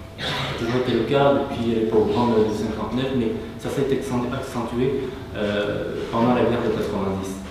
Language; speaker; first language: French; non-native, local second language; Kinyarwanda